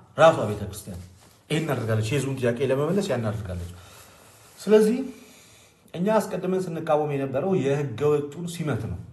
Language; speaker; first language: Amharic; non-native, local second language; Oromo